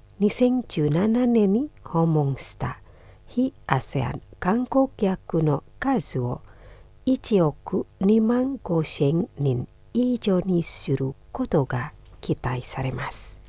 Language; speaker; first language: Japanese; non-native, fluent; Indonesian